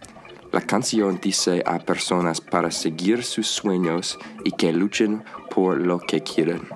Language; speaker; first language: Spanish; non-native, learner; English